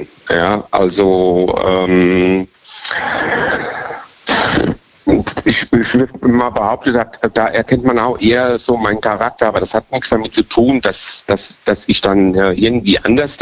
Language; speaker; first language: German; native; German